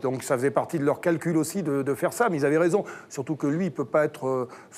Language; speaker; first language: French; native; French